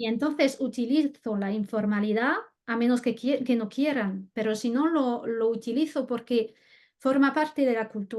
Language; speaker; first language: Spanish; non-native, fluent; French